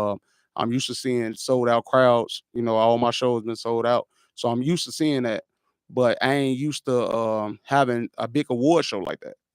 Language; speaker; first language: English; native; English